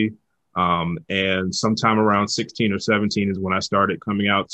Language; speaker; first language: English; native; English